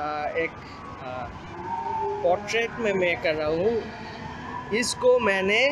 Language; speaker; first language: Hindi; non-native, learner; Bangla